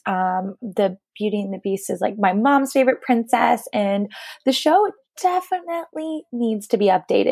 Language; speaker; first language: English; native; English